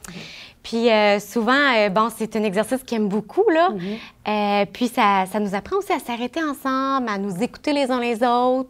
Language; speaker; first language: French; native; French